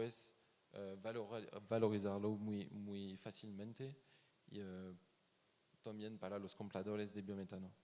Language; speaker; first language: Spanish; non-native, fluent; French